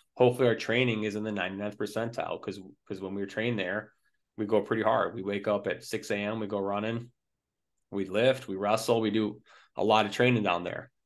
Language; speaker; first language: English; native; English